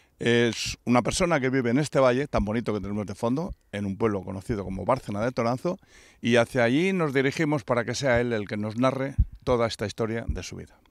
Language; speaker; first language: Spanish; native; Spanish